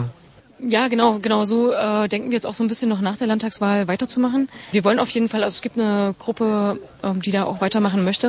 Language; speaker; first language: German; native; German